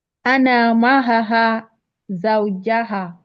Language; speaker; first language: Arabic; non-native, learner; English